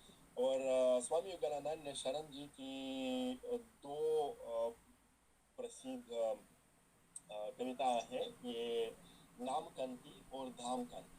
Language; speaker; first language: Hindi; non-native, fluent; Russian